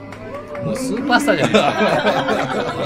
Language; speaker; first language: Japanese; native; Japanese